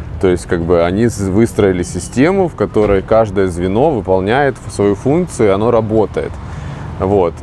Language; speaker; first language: Russian; native; Russian